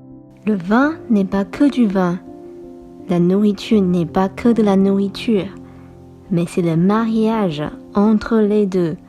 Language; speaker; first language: French; non-native, fluent; Chinese